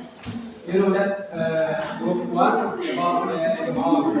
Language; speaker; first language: English; non-native, learner; Indonesian